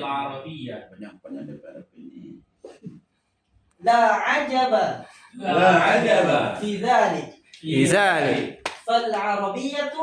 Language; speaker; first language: Arabic; non-native, fluent; Indonesian